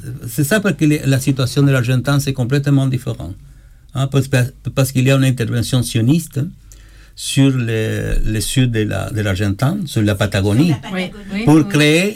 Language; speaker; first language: French; non-native, learner; Spanish